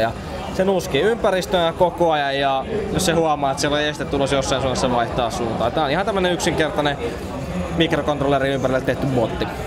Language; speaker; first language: Finnish; native; Finnish